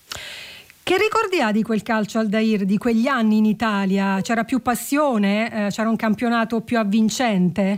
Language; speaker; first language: Italian; native; Italian